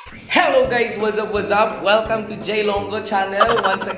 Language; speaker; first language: English; non-native, local second language; Filipino